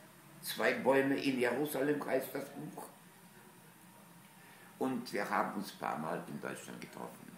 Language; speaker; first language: German; non-native, fluent; Polish